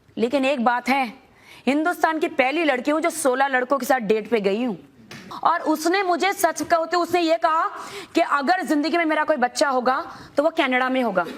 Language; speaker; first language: Hindi; native; Hindi